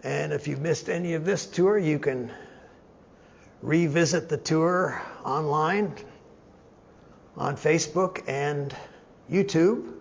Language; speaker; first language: English; native; English